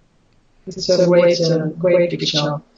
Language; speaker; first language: English; non-native, learner; French